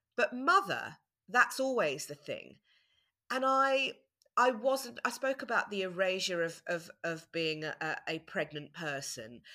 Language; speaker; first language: English; native; English